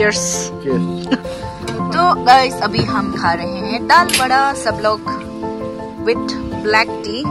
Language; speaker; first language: Hindi; non-native, local second language; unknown